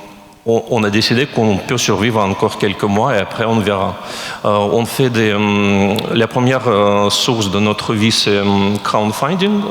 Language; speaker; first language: French; non-native, fluent; Russian